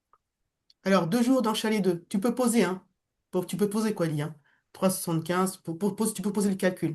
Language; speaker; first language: French; native; French